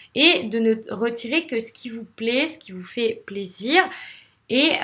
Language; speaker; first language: French; native; French